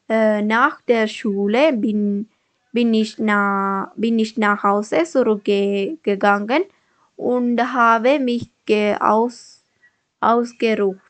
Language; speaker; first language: German; non-native, learner; Malayalam